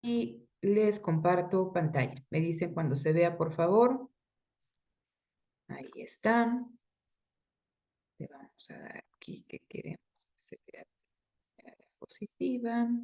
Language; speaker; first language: Spanish; native; Spanish